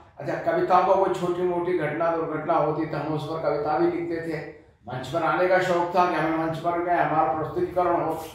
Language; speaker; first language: Hindi; native; Hindi